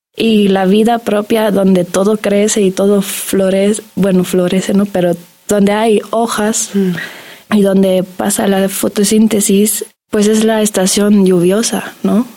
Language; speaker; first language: Spanish; non-native, fluent; German